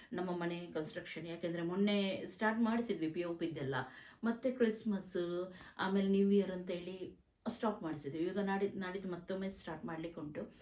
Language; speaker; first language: Kannada; native; Kannada